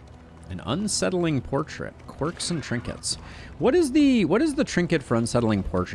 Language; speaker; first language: English; native; English